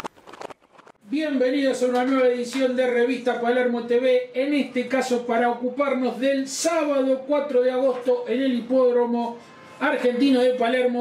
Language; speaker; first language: Spanish; native; Spanish